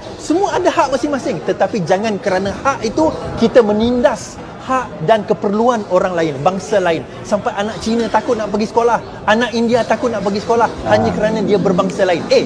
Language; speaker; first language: Malay; non-native, local second language; Chinese